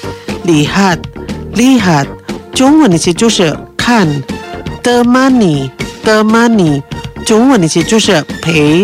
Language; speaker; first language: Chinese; non-native, fluent; Indonesian